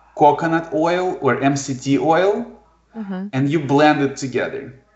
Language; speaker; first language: English; non-native, fluent; Ukrainian